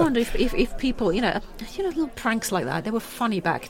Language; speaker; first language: English; non-native, fluent; Swiss German